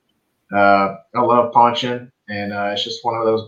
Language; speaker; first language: English; native; English